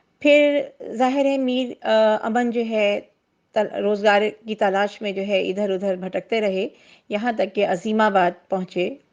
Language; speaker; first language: Urdu; native; Urdu